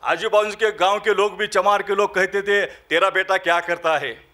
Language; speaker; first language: Hindi; non-native, local second language; Marathi